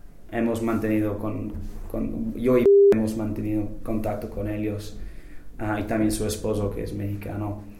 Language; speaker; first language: Spanish; non-native, fluent; English